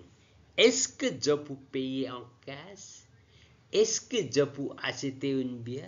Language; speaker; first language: French; non-native, learner; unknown